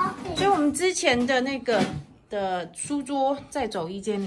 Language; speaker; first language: Chinese; native; Chinese